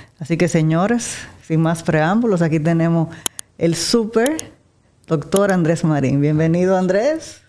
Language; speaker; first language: Spanish; native; Spanish